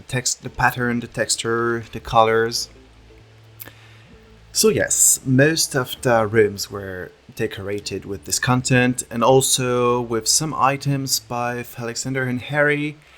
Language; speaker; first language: English; non-native, fluent; French